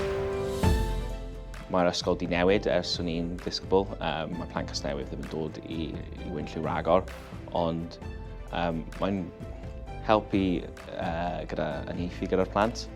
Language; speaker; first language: Welsh; non-native, local second language; English